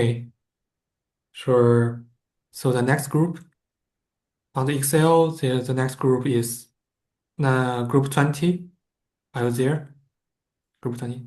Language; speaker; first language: English; non-native, fluent; Chinese